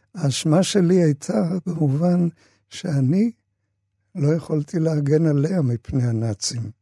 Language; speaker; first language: Hebrew; native; Hebrew